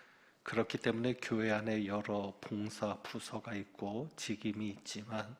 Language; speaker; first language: Korean; native; Korean